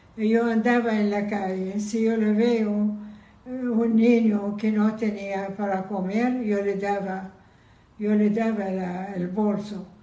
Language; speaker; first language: Spanish; non-native, learner; Persian